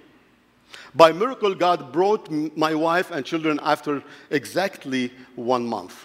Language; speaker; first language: English; non-native, fluent; Arabic